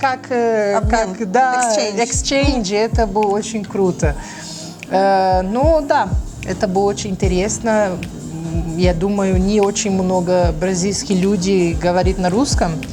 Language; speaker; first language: Russian; non-native, learner; Portuguese